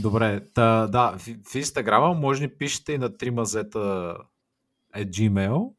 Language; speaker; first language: Bulgarian; native; Bulgarian